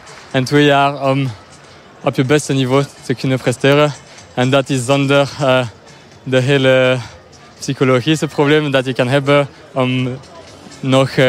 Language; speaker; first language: Dutch; non-native, local second language; French